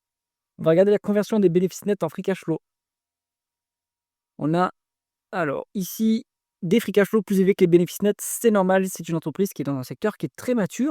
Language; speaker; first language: French; native; French